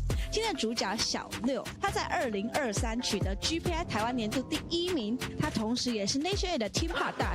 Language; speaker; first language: Chinese; native; Chinese